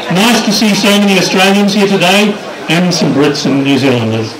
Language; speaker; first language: English; native; English